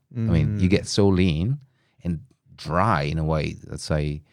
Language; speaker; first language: English; non-native, fluent; Italian